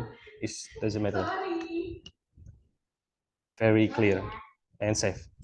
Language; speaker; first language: English; non-native, local second language; Indonesian